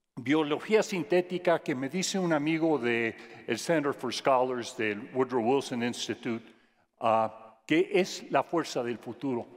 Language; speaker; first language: Spanish; non-native, fluent; English